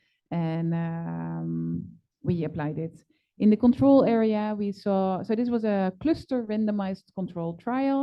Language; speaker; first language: English; non-native, fluent; Dutch